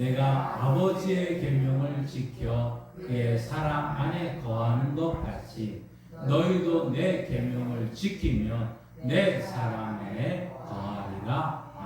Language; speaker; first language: Korean; native; Korean